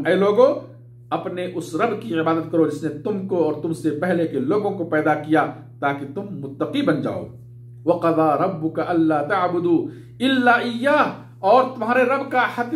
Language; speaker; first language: Urdu; native; Urdu